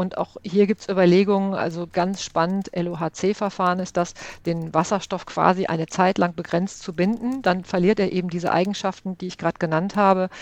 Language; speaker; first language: German; native; German